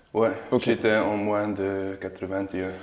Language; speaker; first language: French; non-native, learner; Dutch